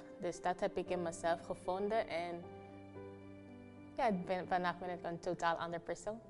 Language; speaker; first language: Dutch; early bilingual, other home language; Papiamento